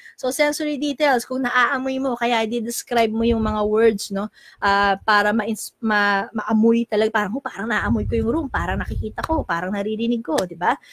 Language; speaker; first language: Filipino; native; Filipino